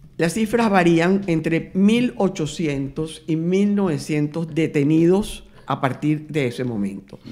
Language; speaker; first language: Spanish; native; Spanish